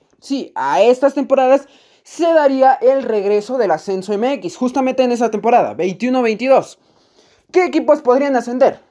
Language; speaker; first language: Spanish; native; Spanish